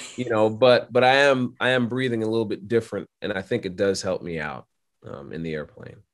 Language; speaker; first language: English; native; English